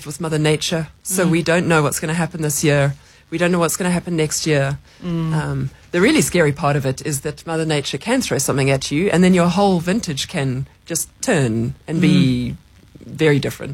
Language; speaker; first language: English; native; English